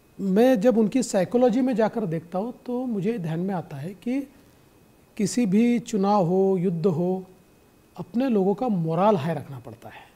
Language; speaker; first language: Hindi; non-native, local second language; Marathi